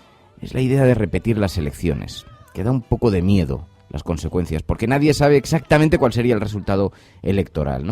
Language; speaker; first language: Spanish; native; Spanish